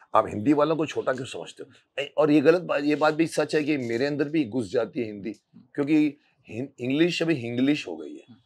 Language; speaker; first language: Hindi; native; Hindi